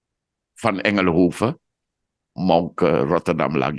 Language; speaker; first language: Indonesian; non-native, fluent; Dutch